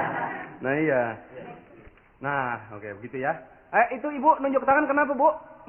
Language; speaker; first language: Indonesian; native; Indonesian